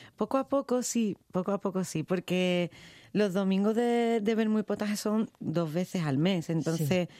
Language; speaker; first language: Spanish; native; Spanish